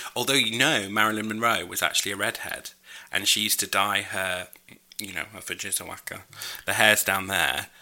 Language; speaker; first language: English; native; English